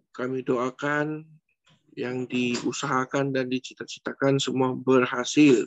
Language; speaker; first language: Indonesian; native; Indonesian